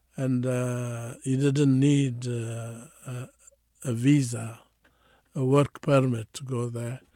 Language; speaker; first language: English; non-native, fluent; Tigrinya